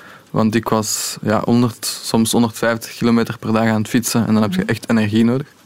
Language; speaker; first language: Dutch; native; Dutch